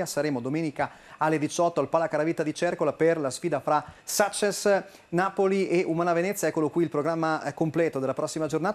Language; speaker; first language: Italian; native; Italian